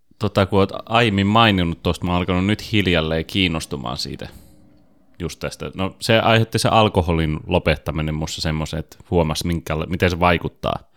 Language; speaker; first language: Finnish; native; Finnish